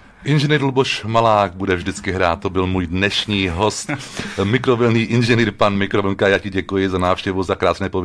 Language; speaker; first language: Czech; native; Czech